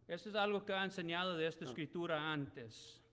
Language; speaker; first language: Spanish; non-native, learner; English